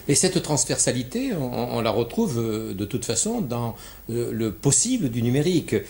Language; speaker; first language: French; native; French